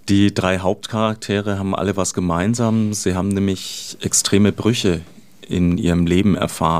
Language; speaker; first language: German; native; German